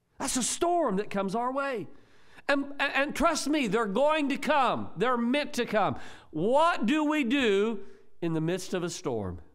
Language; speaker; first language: English; native; English